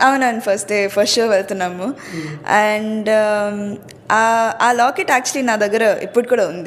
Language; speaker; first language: Telugu; early bilingual, heritage; Telugu